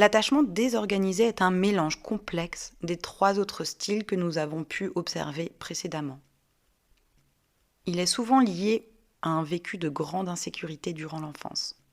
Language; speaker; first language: French; native; French